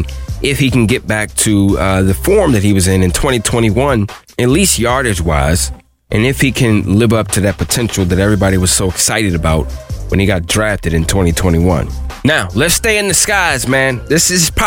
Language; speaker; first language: English; native; English